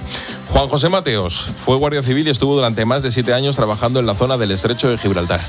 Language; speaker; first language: Spanish; native; Spanish